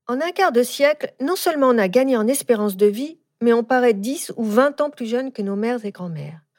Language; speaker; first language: French; native; French